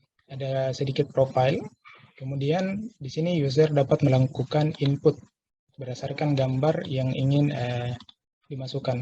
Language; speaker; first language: Indonesian; native; Indonesian